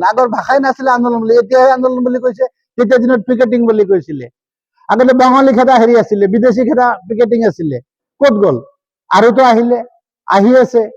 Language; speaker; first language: Assamese; native; Assamese